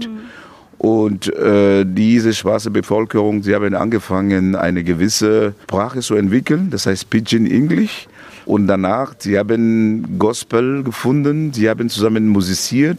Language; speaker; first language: German; non-native, fluent; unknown